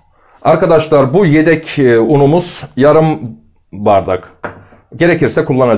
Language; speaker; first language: Turkish; native; Turkish